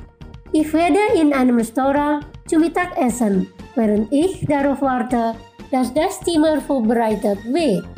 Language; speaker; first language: German; non-native, fluent; Indonesian